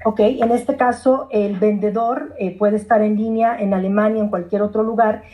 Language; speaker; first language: Spanish; non-native, fluent; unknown